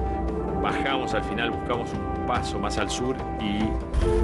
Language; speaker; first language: Spanish; native; Spanish